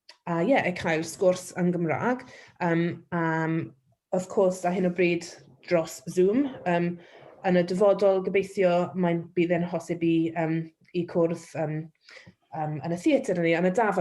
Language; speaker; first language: Welsh; non-native, local second language; English